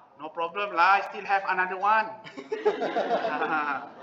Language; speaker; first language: English; non-native, local second language; Malay